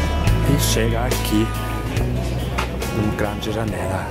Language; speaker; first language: Portuguese; non-native, fluent; German